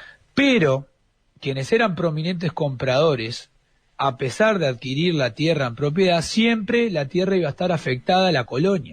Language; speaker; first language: Spanish; native; Spanish